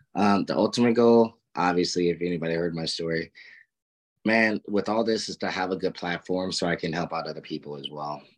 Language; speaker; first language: English; native; English